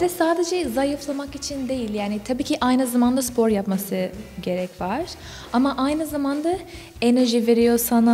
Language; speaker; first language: Turkish; non-native, fluent; English